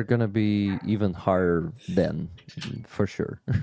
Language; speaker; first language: English; non-native, fluent; Ukrainian